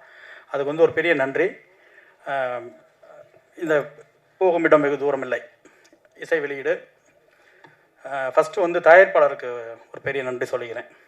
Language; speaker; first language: Tamil; native; Tamil